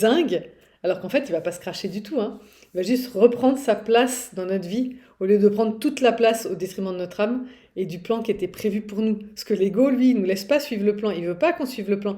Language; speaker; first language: French; native; French